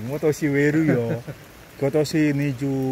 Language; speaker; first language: Japanese; non-native, learner; Indonesian